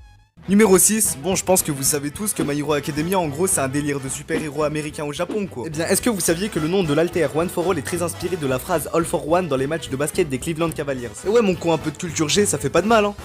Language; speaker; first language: French; native; French